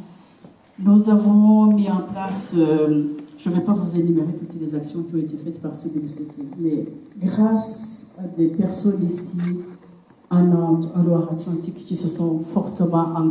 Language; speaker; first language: French; non-native, local second language; Kinyarwanda